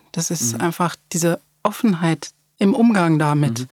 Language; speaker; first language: German; early bilingual, other home language; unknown